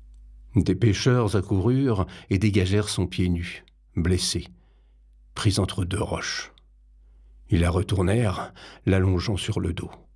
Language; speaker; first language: French; native; French